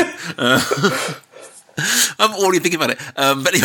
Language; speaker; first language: English; native; English